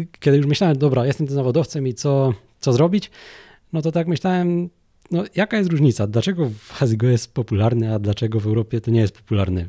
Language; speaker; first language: Polish; native; Polish